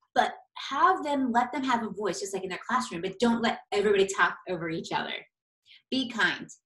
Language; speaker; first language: English; native; English